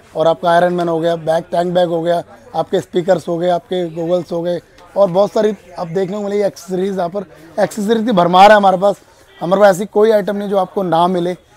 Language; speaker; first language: Hindi; native; Hindi